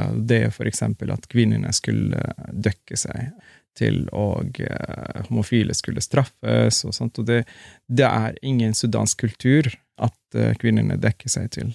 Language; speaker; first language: Norwegian; non-native, fluent; Arabic